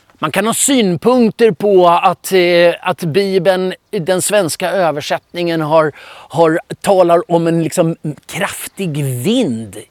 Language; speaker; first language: Swedish; native; Swedish